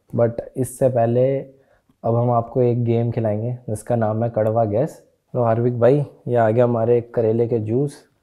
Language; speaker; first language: Hindi; native; Hindi